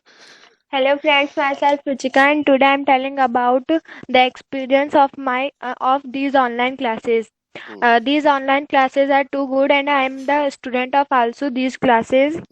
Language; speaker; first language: English; non-native, learner; Hindi